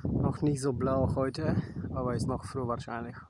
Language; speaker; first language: German; non-native, fluent; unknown